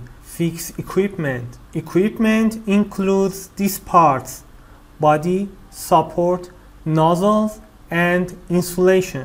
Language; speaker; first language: English; non-native, fluent; Persian